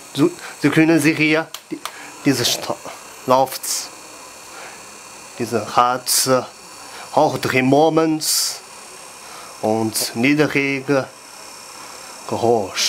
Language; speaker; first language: German; non-native, learner; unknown